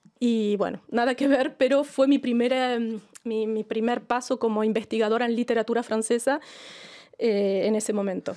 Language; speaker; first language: Spanish; native; Spanish